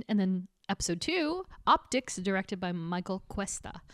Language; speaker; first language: English; native; English